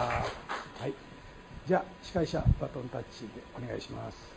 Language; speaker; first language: Japanese; native; Japanese